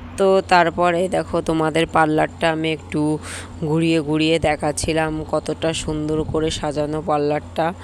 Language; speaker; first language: Bangla; native; Bangla